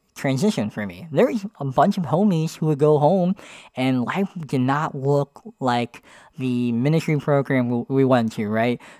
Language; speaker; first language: English; native; English